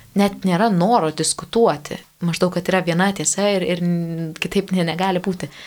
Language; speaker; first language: Lithuanian; native; Lithuanian